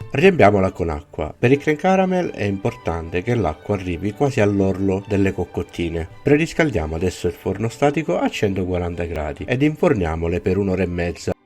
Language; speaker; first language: Italian; native; Italian